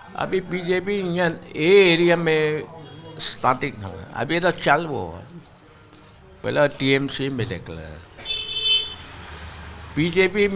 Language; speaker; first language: Hindi; non-native, local second language; Chinese